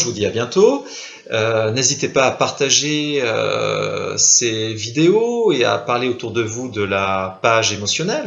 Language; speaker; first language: French; native; French